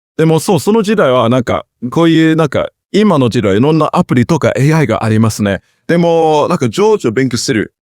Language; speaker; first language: Japanese; non-native, learner; English